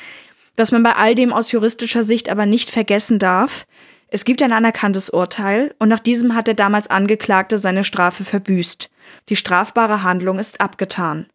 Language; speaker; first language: German; native; German